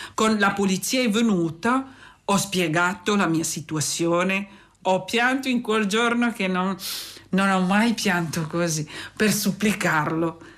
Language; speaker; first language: Italian; non-native, fluent; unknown